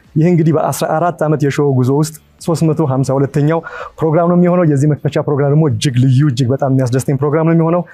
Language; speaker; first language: Amharic; native; Amharic